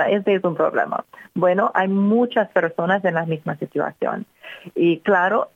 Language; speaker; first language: Spanish; non-native, fluent; English